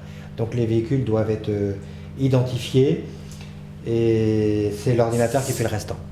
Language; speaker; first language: French; native; French